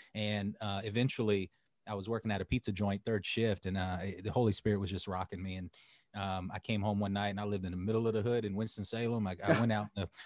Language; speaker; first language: English; native; English